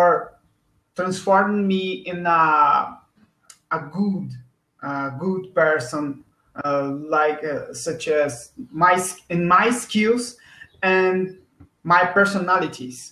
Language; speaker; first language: English; non-native, learner; Portuguese